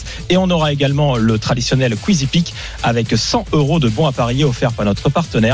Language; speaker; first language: French; native; French